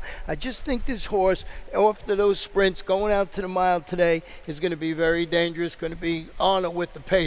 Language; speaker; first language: English; native; English